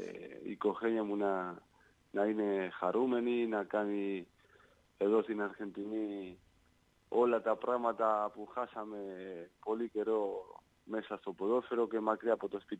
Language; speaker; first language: Greek; non-native, learner; Spanish